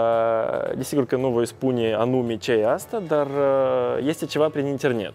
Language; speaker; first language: Romanian; non-native, local second language; Russian